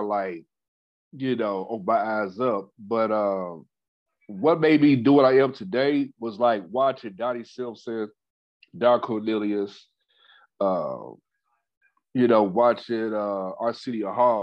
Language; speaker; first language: English; native; English